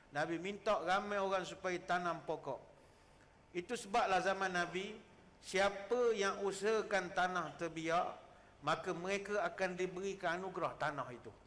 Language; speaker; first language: Malay; native; Malay